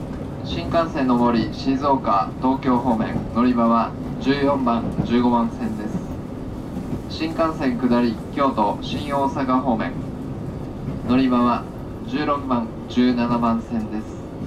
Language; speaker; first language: Japanese; native; Japanese